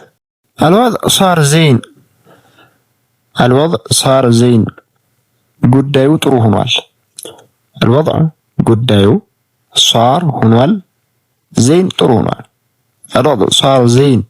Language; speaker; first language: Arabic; non-native, fluent; Amharic